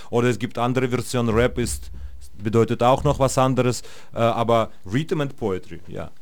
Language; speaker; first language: German; non-native, fluent; Russian